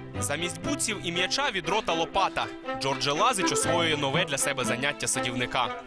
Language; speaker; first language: Ukrainian; native; Ukrainian